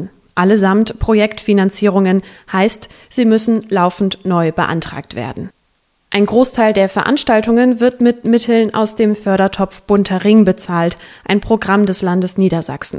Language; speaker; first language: German; native; German